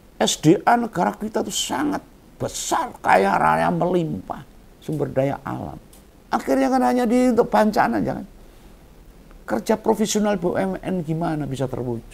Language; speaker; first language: Indonesian; native; Indonesian